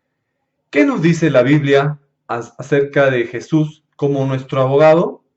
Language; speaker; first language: Spanish; native; Spanish